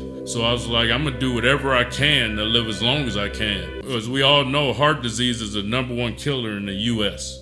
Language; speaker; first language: English; native; English